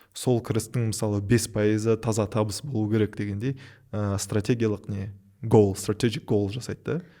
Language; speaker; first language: Kazakh; non-native, local second language; Russian